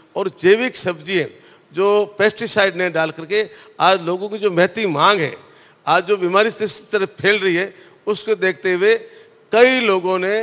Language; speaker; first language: Hindi; native; Hindi